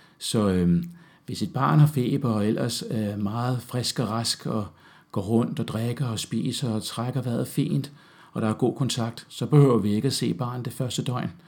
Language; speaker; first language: Danish; native; Danish